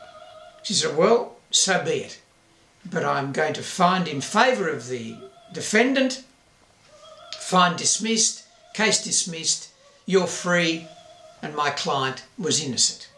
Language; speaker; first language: English; native; English